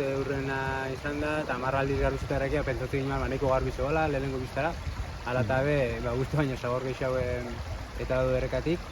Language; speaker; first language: Basque; native; Basque